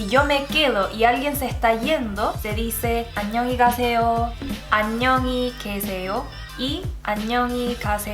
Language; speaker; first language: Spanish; early bilingual, other home language; Korean